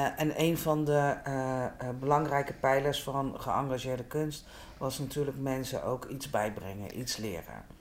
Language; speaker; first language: Dutch; native; Dutch